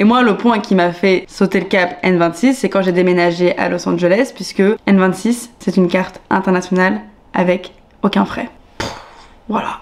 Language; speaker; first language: French; native; French